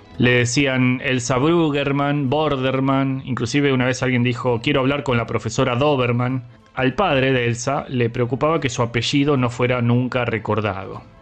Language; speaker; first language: Spanish; native; Spanish